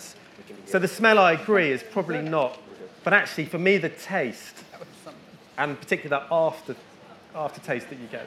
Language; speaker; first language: English; native; English